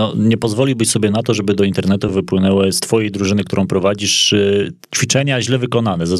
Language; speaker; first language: Polish; native; Polish